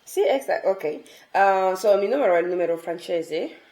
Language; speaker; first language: Italian; non-native, learner; French